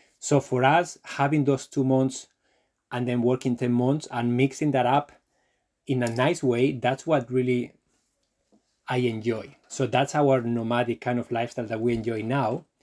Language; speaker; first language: English; non-native, fluent; Spanish